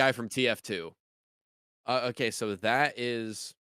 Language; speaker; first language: English; native; English